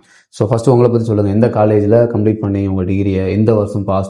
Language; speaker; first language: Tamil; native; Tamil